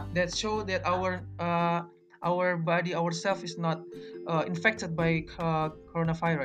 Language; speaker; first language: English; non-native, learner; Indonesian